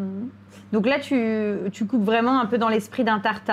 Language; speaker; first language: French; native; French